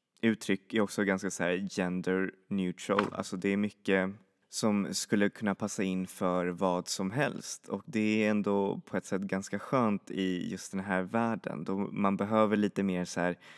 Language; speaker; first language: Swedish; native; Swedish